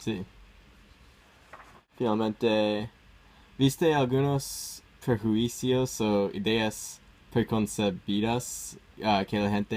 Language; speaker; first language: Spanish; non-native, learner; English